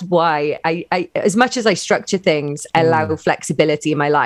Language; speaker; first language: English; native; English